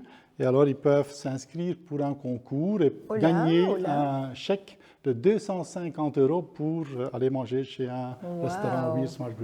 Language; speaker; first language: French; non-native, local second language; Dutch